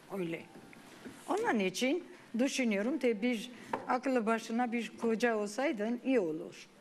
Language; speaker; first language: Turkish; non-native, learner; Armenian